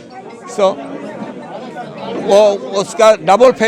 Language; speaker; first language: Hindi; non-native, learner; Bangla